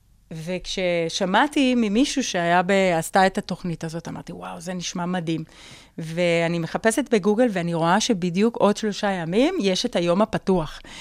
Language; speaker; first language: Hebrew; non-native, fluent; Spanish